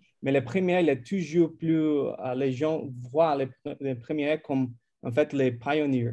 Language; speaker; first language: French; non-native, fluent; Portuguese